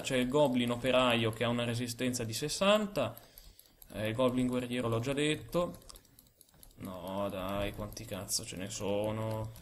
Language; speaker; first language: Italian; native; Italian